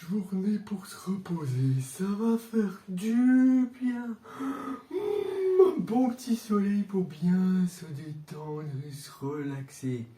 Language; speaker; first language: French; native; French